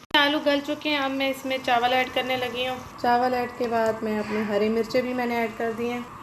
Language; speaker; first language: Urdu; native; Urdu